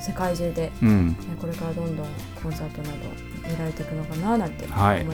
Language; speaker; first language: Japanese; native; Japanese